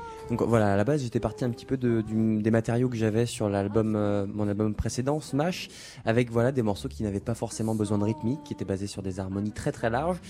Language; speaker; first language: French; native; French